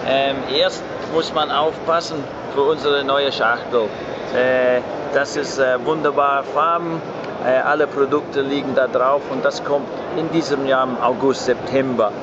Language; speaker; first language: German; non-native, fluent; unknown